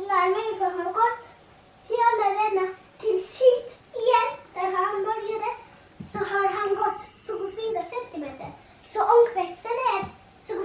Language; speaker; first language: Swedish; early bilingual, other home language; Tigrinya